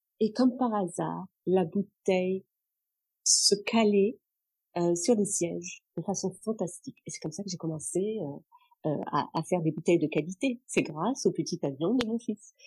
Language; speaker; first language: French; non-native, local second language; Arabic